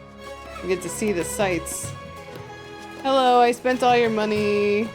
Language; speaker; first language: English; native; English